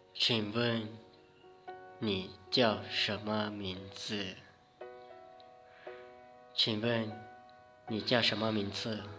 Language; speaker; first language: Chinese; non-native, fluent; Hmong